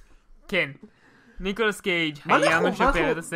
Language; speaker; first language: Hebrew; native; Hebrew